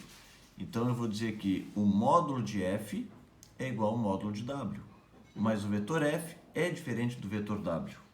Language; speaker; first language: Portuguese; native; Portuguese